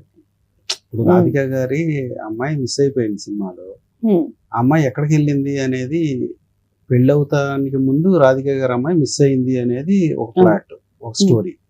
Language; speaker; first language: Telugu; native; Telugu